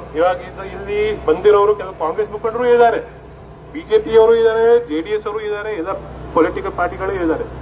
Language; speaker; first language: Kannada; non-native, local second language; Lambadi